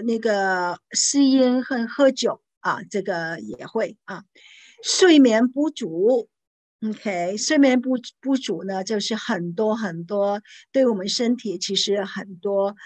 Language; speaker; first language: Chinese; non-native, local second language; Cantonese